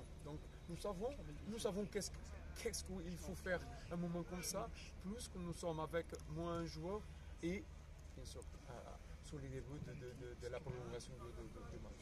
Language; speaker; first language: French; non-native, fluent; Portuguese